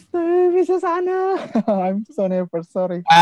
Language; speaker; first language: English; non-native, learner; Indonesian